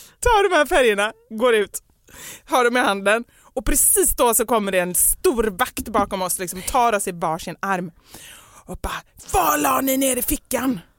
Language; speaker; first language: Swedish; native; Swedish